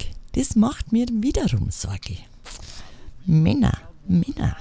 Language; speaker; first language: German; native; German